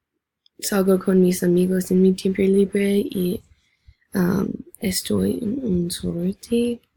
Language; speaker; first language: Spanish; non-native, learner; English